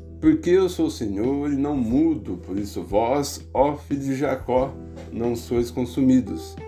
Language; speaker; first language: Portuguese; native; Portuguese